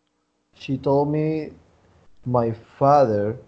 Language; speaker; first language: English; non-native, learner; Spanish